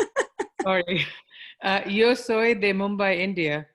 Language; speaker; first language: Spanish; non-native, learner; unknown